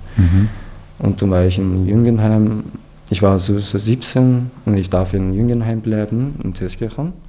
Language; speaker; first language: German; non-native, learner; Persian